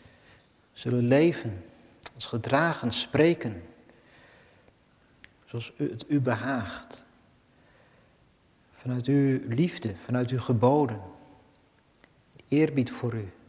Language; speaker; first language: Dutch; native; Dutch